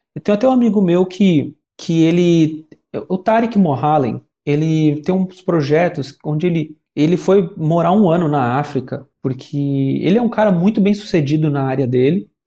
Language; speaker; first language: Portuguese; native; Portuguese